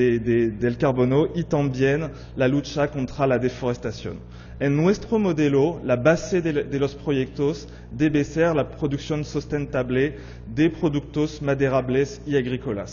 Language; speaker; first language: Spanish; non-native, fluent; French